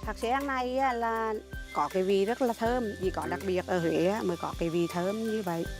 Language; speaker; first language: Vietnamese; native; Vietnamese